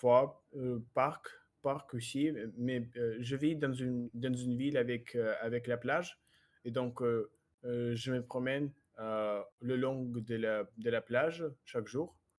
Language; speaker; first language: French; non-native, learner; Russian